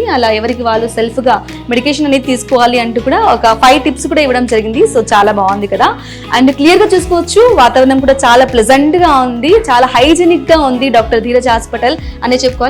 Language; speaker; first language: Telugu; native; Telugu